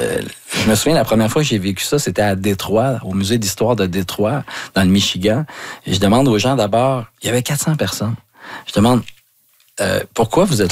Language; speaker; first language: French; native; French